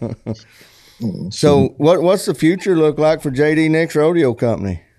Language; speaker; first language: English; native; English